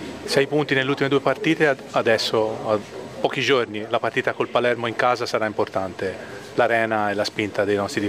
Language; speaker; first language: Italian; native; Italian